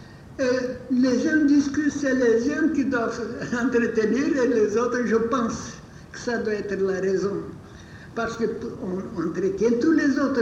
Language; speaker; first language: French; non-native, fluent; Bulgarian